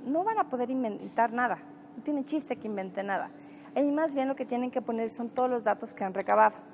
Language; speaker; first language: Spanish; native; Spanish